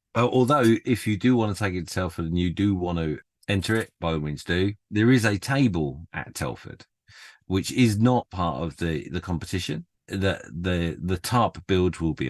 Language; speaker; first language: English; native; English